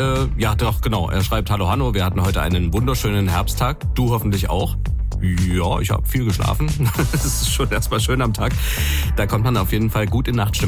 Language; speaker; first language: German; native; German